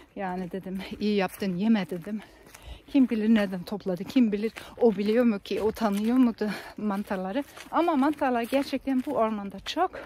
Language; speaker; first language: Turkish; non-native, fluent; German